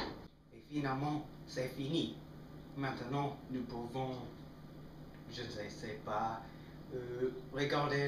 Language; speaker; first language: French; non-native, learner; English